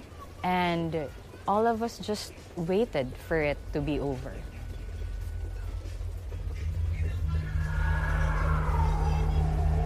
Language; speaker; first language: English; non-native, local second language; Waray